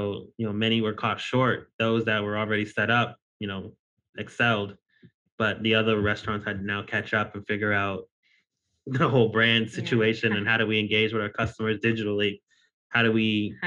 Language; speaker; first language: English; native; English